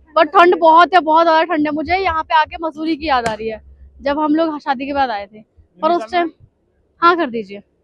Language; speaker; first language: Hindi; non-native, local second language; Bangla